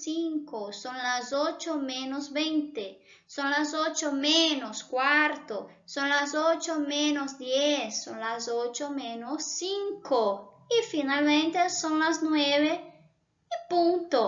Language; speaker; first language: Spanish; non-native, fluent; Portuguese